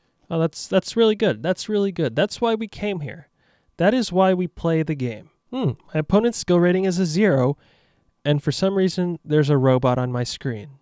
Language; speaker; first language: English; native; English